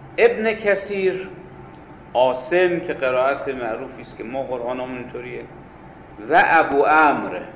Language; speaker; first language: Persian; native; Persian